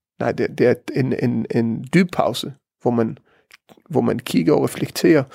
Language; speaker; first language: Danish; early bilingual, heritage; Danish